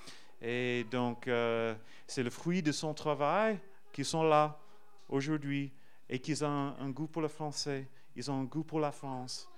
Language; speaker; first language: French; non-native, fluent; English